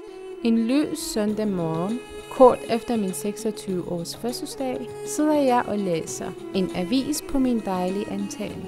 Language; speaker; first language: Danish; non-native, fluent; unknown